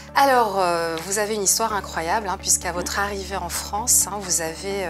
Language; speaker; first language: French; native; French